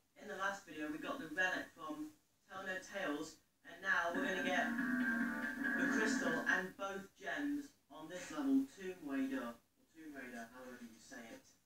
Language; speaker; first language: English; native; English